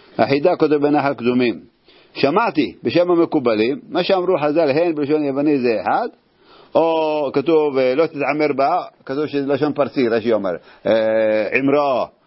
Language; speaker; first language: Hebrew; native; Hebrew